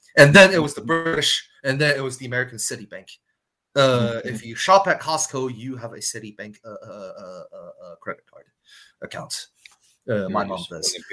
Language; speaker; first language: English; non-native, fluent; Chinese